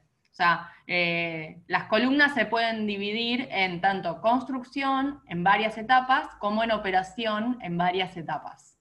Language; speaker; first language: Spanish; native; Spanish